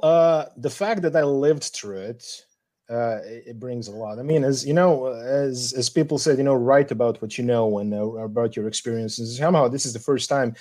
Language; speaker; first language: English; non-native, fluent; Serbian